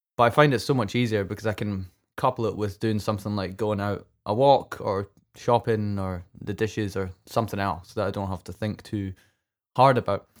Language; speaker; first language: English; native; English